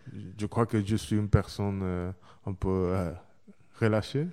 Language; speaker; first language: French; non-native, fluent; Chinese